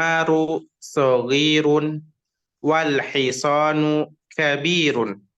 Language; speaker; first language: Arabic; non-native, fluent; Indonesian